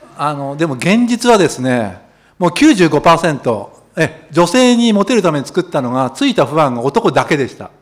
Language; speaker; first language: Japanese; native; Japanese